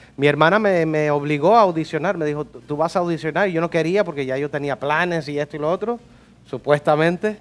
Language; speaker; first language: Spanish; early bilingual, heritage; Spanish